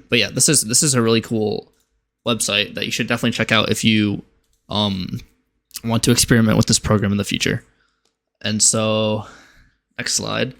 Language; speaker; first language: English; native; English